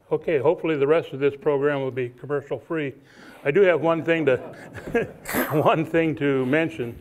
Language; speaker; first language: English; native; English